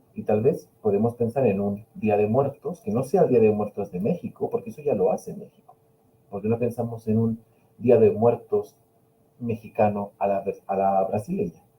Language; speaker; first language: Spanish; non-native, local second language; Catalan